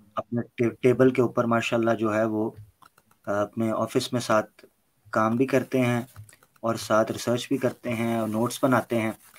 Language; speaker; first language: Urdu; native; Urdu